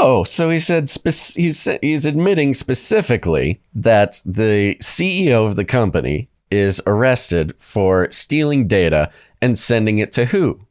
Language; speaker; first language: English; native; English